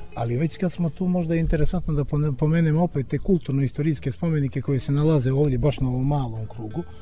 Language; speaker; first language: Serbian; native; Serbian